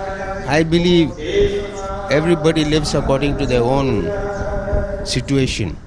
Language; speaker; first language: Hindi; non-native, local second language; Sindhi